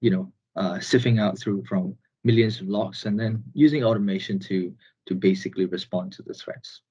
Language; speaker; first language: English; non-native, fluent; Burmese